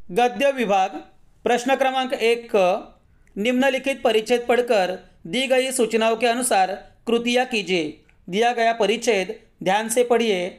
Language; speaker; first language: Hindi; non-native, local second language; Marathi